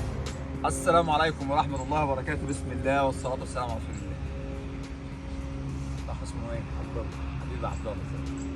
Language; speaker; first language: Arabic; native; Arabic